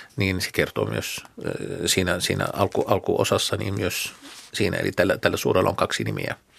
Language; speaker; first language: Finnish; non-native, fluent; Arabic